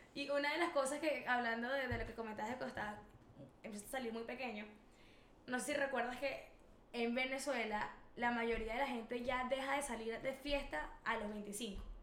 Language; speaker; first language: Spanish; native; Spanish